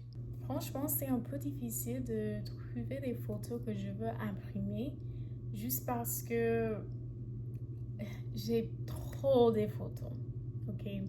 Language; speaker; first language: French; non-native, fluent; English